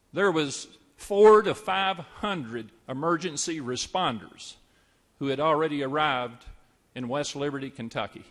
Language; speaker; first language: English; native; English